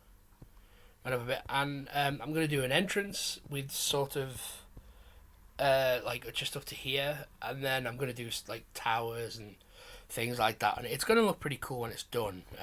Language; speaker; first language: English; native; English